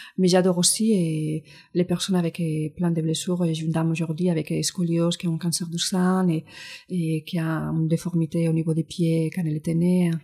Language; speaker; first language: French; non-native, fluent; Spanish